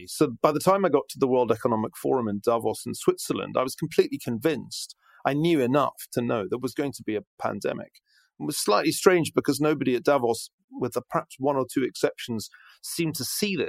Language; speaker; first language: English; native; English